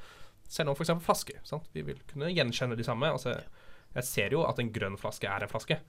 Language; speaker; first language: Norwegian; native; Norwegian